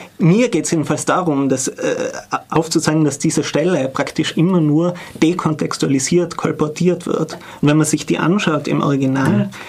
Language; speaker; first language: German; native; German